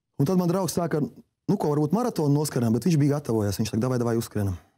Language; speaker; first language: Latvian; non-native, local second language; Russian